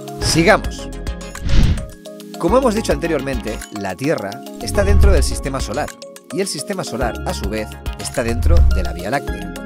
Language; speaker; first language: Spanish; native; Spanish